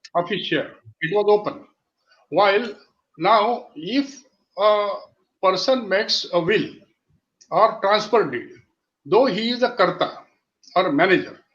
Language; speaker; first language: English; non-native, local second language; Marathi